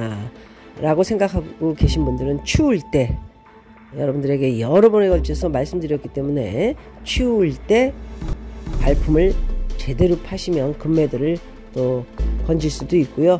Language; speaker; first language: Korean; native; Korean